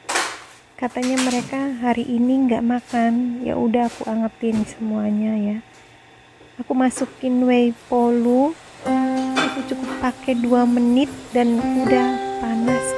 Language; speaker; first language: Indonesian; non-native, local second language; Javanese